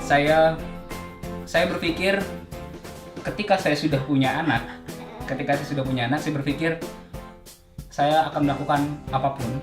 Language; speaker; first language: Indonesian; native; Indonesian